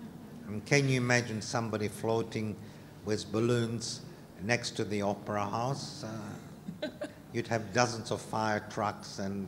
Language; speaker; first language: English; non-native, fluent; Hungarian